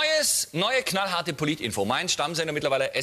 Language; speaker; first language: German; native; German